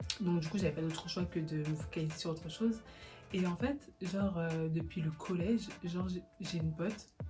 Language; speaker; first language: French; early bilingual, other home language; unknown